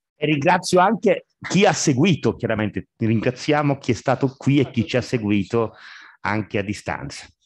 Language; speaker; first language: Italian; native; Italian